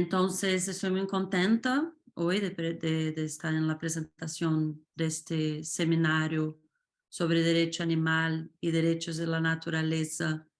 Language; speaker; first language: Spanish; non-native, fluent; Portuguese